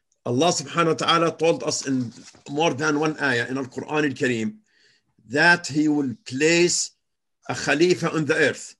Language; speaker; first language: English; non-native, fluent; Arabic